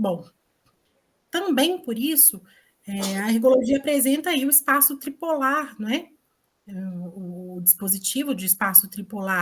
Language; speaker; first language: Portuguese; native; Portuguese